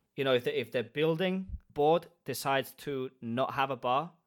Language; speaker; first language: English; non-native, fluent; Spanish